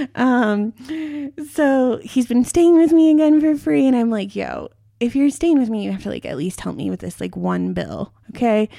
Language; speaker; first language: English; native; English